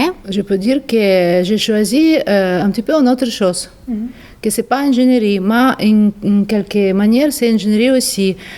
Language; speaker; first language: French; non-native, fluent; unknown